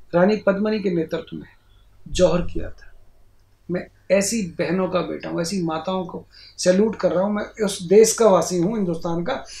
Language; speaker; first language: Hindi; native; Hindi